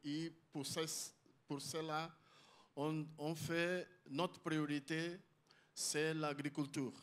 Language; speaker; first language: French; non-native, learner; Portuguese